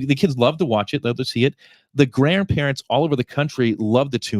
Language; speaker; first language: English; native; English